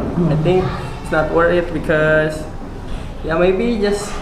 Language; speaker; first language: English; non-native, learner; Indonesian